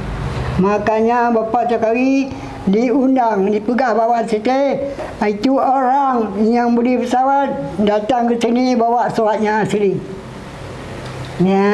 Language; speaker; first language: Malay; non-native, local second language; Achinese